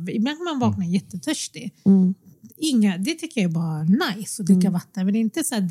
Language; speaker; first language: Swedish; early bilingual, other home language; Arabic